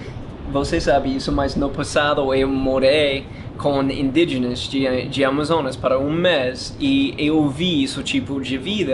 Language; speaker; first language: Portuguese; non-native, learner; English